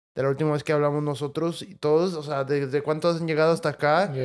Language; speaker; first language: English; early bilingual, other home language; Spanish